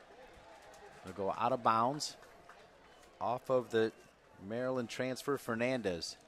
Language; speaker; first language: English; native; English